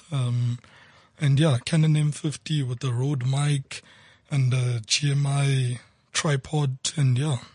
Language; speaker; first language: English; non-native, local second language; Zulu